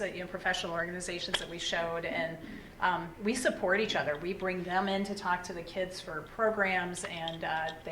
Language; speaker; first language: English; native; English